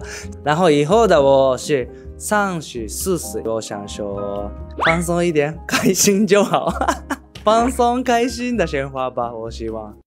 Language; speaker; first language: Chinese; non-native, learner; Japanese